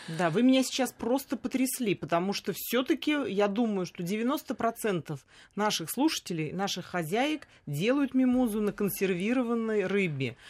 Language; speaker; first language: Russian; native; Russian